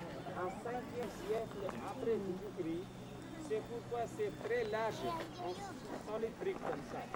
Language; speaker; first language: French; non-native, local second language; Hindi